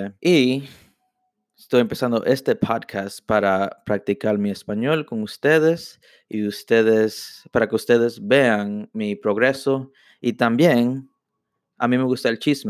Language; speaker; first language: Spanish; early bilingual, heritage; English